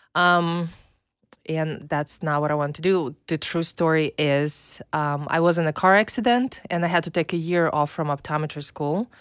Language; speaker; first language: English; non-native, fluent; Russian